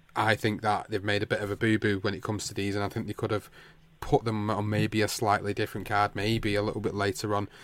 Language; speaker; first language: English; native; English